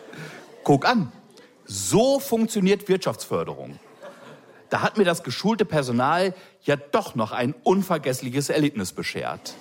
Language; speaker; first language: German; native; German